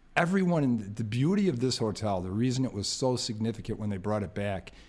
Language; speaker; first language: English; native; English